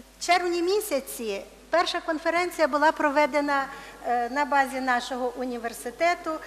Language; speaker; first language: Ukrainian; native; Ukrainian